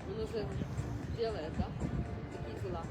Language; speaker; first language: Russian; non-native, learner; Filipino